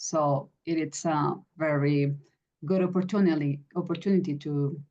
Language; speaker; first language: English; non-native, fluent; Spanish